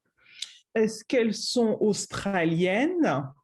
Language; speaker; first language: French; non-native, learner; English